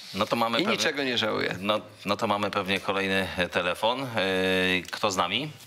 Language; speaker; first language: Polish; native; Polish